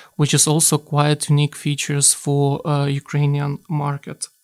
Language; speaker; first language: English; non-native, fluent; Ukrainian